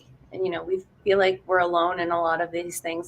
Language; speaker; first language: English; native; English